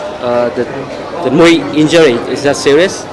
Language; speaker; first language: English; non-native, learner; Thai